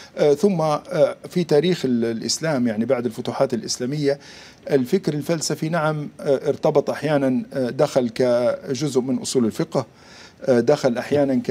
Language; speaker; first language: Arabic; native; Arabic